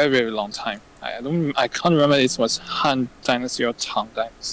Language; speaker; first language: English; non-native, fluent; Chinese